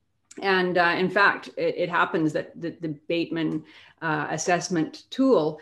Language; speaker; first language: English; native; English